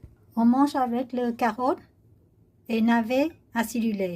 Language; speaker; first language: French; non-native, learner; Vietnamese